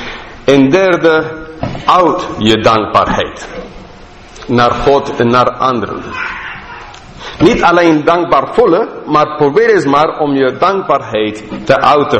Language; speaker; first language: Dutch; non-native, fluent; English